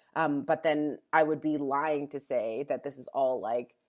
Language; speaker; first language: English; native; English